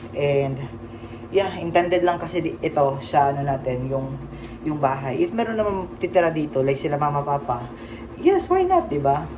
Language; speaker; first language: Filipino; non-native, local second language; Waray